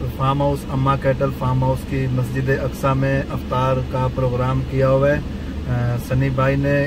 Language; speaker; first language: Hindi; native; Hindi